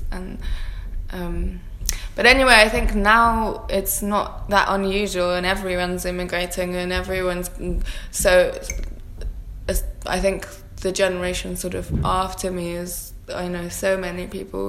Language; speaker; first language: English; native; English